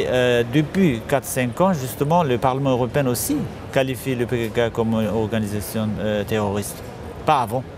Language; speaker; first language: French; non-native, fluent; Kurdish